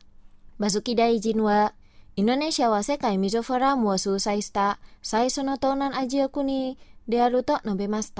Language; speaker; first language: Japanese; non-native, fluent; Indonesian